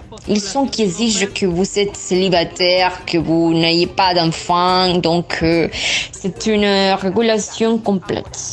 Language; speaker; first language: French; non-native, learner; Spanish